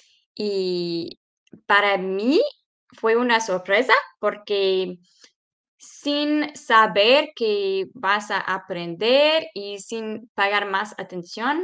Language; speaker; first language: Spanish; non-native, fluent; English